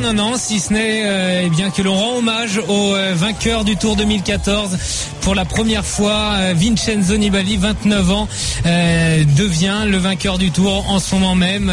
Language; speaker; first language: French; native; French